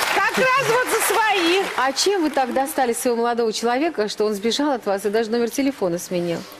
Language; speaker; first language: Russian; native; Russian